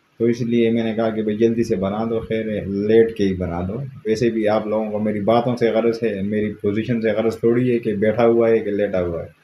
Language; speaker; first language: Urdu; non-native, local second language; Pashto